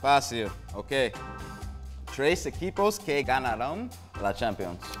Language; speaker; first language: Spanish; non-native, learner; Dutch